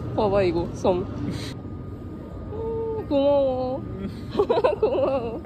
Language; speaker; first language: Korean; non-native, learner; Japanese